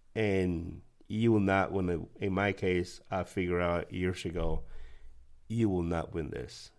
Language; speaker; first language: English; early bilingual, other home language; Spanish